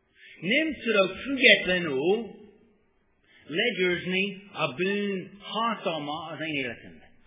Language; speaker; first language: Hungarian; non-native, learner; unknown